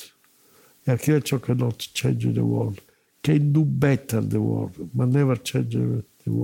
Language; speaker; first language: English; non-native, learner; Italian